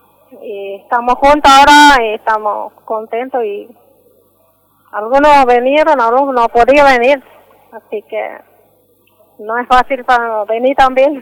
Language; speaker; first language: Spanish; non-native, local second language; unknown